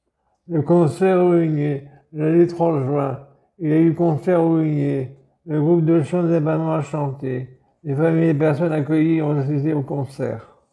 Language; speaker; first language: French; native; French